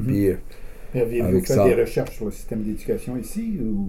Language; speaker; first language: French; native; French